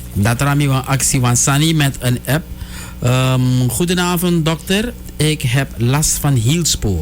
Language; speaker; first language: Dutch; native; Dutch